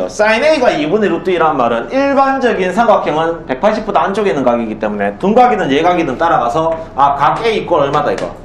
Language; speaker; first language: Korean; native; Korean